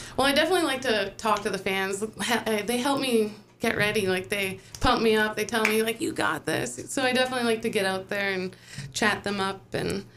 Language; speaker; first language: English; native; English